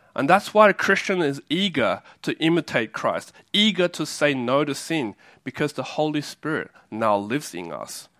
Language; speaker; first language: English; native; English